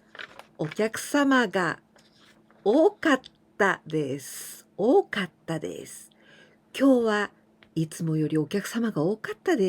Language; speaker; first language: Japanese; non-native, fluent; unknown